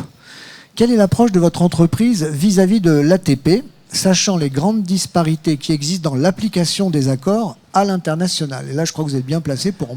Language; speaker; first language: French; native; French